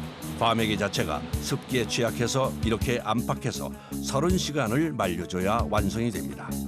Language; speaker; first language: Korean; native; Korean